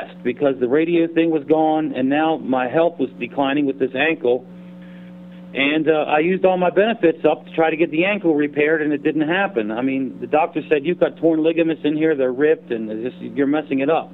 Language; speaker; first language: English; native; English